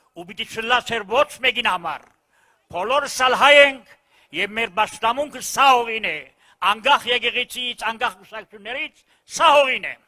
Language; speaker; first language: Armenian; early bilingual, heritage; Armenian